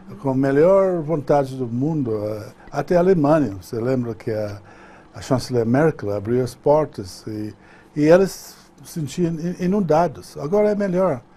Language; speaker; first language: Portuguese; non-native, fluent; English